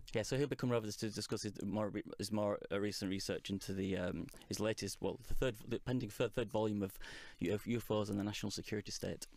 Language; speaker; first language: English; native; English